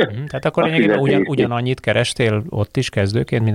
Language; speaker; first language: Hungarian; native; Hungarian